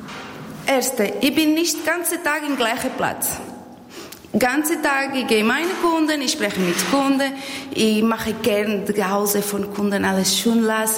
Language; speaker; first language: German; non-native, learner; Portuguese